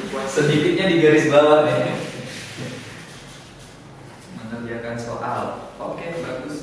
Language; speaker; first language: Indonesian; native; Indonesian